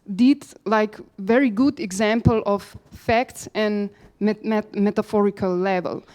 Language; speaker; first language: English; non-native, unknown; Slovenian